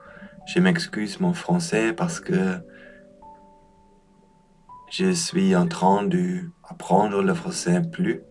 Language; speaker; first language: French; non-native, learner; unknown